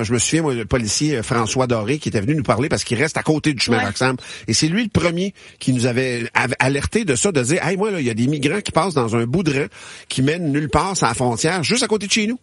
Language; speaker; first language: French; native; French